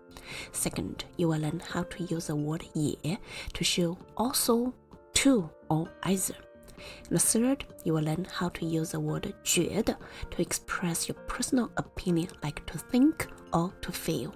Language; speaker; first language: English; non-native, fluent; Chinese